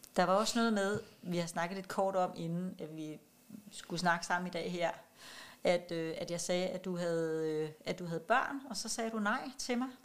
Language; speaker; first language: Danish; non-native, local second language; Kalaallisut